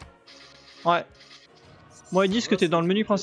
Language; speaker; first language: French; native; French